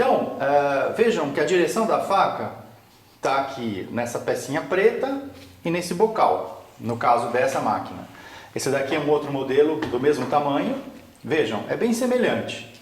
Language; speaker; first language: Portuguese; native; Portuguese